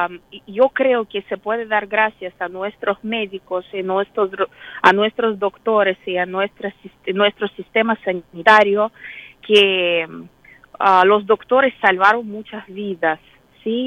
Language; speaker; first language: Spanish; non-native, fluent; Russian